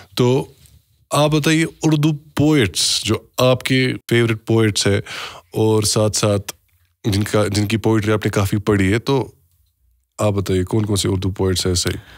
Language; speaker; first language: Hindi; non-native, local second language; Kashmiri